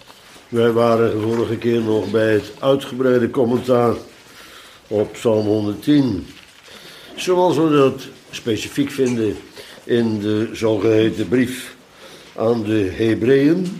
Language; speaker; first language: Dutch; native; Dutch